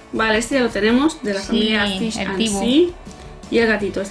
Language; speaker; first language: Spanish; native; Spanish